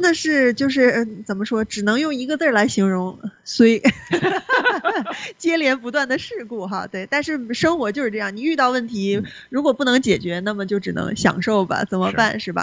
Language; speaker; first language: Chinese; native; Chinese